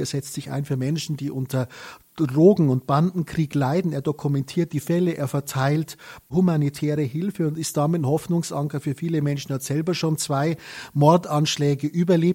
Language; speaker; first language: German; native; German